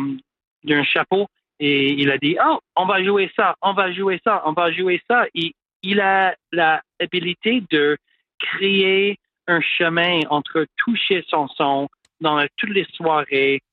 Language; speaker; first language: French; non-native, local second language; English